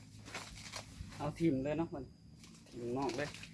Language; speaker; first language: Thai; non-native, local second language; Lao